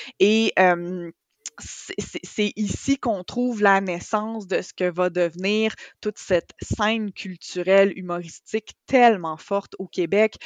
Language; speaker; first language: French; native; French